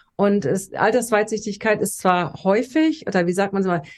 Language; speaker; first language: German; native; German